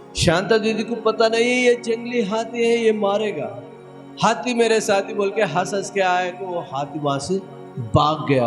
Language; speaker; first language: Hindi; non-native, local second language; Telugu